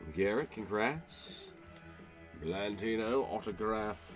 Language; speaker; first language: English; native; English